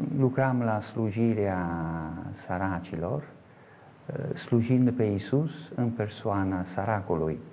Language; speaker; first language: Romanian; non-native, fluent; Italian